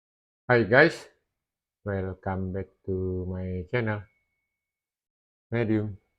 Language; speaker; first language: English; non-native, learner; Indonesian